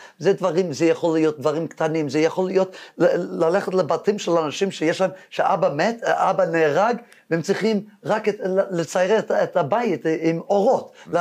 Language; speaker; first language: Hebrew; non-native, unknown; English